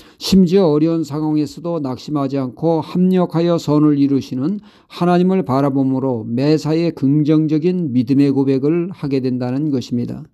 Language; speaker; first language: Korean; native; Korean